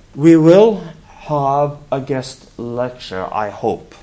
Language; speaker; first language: English; non-native, fluent; Norwegian